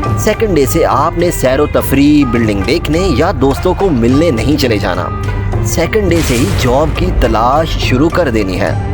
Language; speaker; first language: Urdu; non-native, local second language; Punjabi